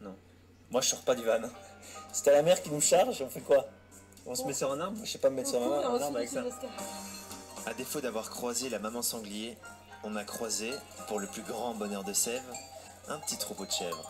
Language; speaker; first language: French; native; French